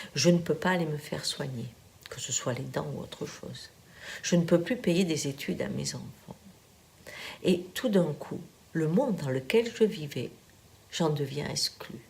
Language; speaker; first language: French; native; French